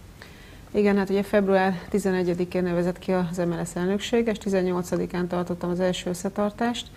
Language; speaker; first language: Hungarian; native; Hungarian